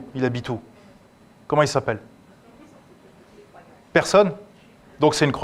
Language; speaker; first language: French; native; French